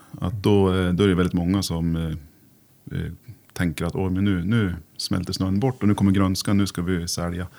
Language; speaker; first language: Swedish; native; Swedish